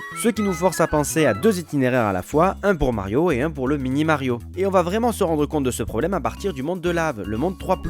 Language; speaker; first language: French; native; French